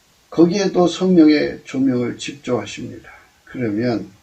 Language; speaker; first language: Korean; native; Korean